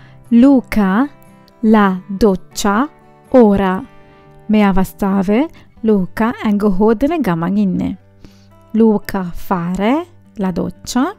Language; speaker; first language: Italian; non-native, fluent; Sinhala